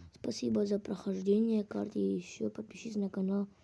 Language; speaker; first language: Russian; non-native, local second language; Kazakh